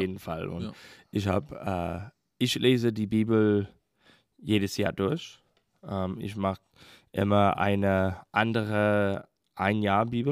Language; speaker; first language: German; non-native, fluent; English